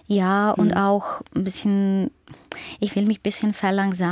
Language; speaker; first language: German; non-native, fluent; Ukrainian